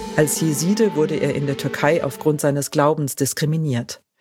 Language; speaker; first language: German; native; German